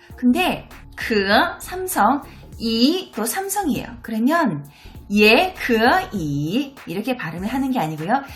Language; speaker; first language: Korean; early bilingual, heritage; Korean